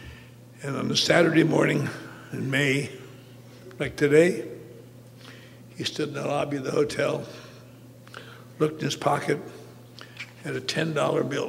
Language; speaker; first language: English; native; English